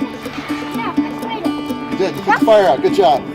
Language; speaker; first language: English; native; English